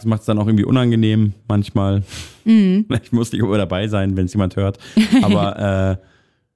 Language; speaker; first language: German; native; German